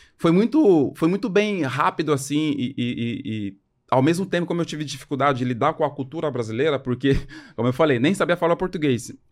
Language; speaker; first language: Portuguese; early bilingual, other home language; French